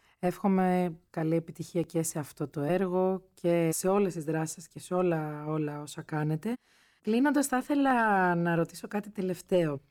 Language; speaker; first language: Greek; native; Greek